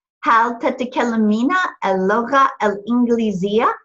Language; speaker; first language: Arabic; non-native, fluent; English